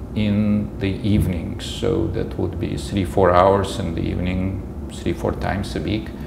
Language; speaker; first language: English; non-native, fluent; Russian